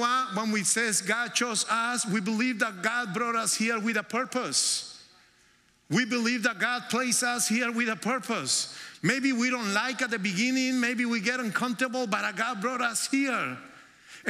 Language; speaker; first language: English; non-native, fluent; Spanish